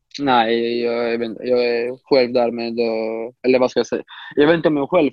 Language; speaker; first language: Swedish; non-native, fluent; Romanian